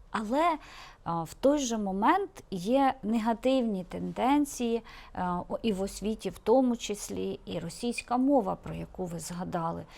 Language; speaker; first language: Ukrainian; native; Ukrainian